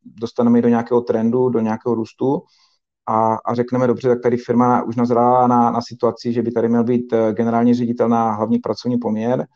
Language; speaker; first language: Czech; native; Czech